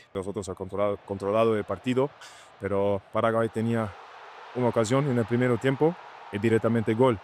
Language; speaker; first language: Spanish; non-native, learner; German